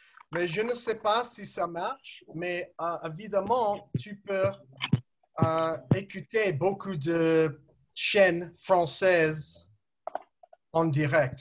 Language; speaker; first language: French; non-native, learner; English